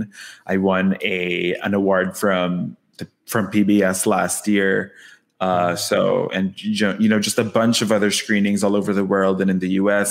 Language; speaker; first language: English; non-native, local second language; Filipino